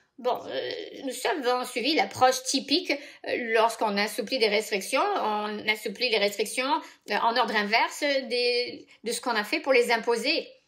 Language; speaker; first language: French; native; French